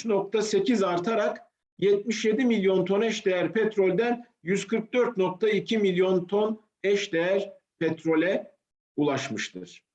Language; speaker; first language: Turkish; native; Turkish